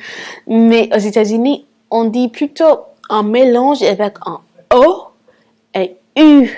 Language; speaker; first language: French; non-native, fluent; English